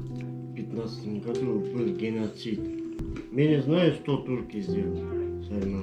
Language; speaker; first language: Russian; non-native, local second language; Armenian